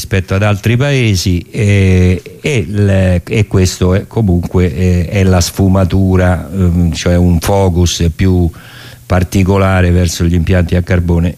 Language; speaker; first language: Italian; native; Italian